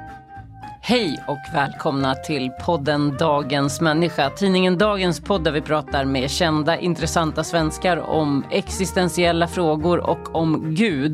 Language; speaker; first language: Swedish; native; Swedish